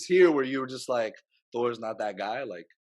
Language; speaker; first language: English; native; English